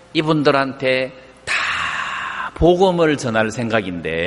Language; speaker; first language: Korean; native; Korean